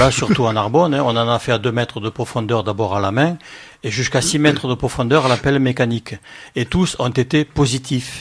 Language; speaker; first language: French; native; French